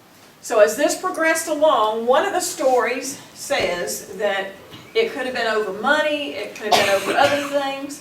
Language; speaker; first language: English; native; English